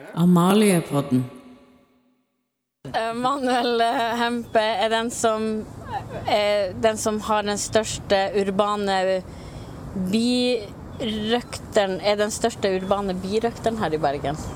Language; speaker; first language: Norwegian; native; Norwegian